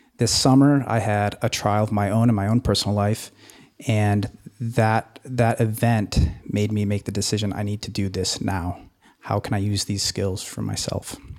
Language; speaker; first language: English; native; English